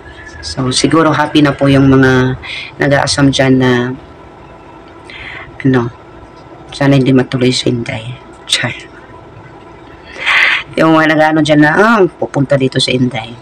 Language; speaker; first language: Filipino; native; Filipino